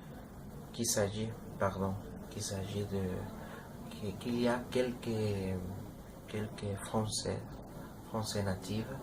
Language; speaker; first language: French; non-native, learner; Spanish